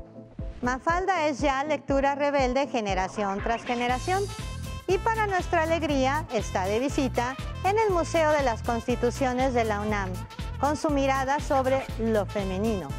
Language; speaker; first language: Spanish; native; Spanish